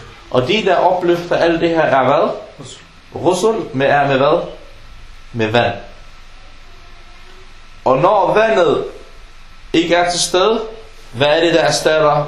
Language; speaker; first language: Danish; non-native, fluent; Arabic